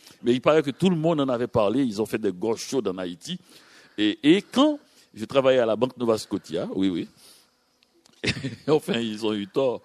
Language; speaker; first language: French; native; French